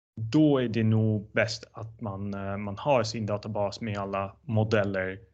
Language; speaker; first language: Swedish; non-native, fluent; Dutch